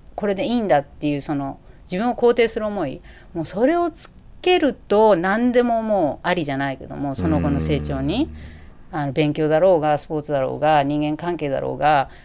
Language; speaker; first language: Japanese; native; Japanese